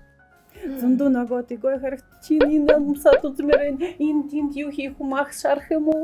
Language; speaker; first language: Mongolian; non-native, learner; Russian